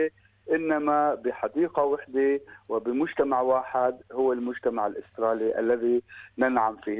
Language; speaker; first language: Arabic; native; Arabic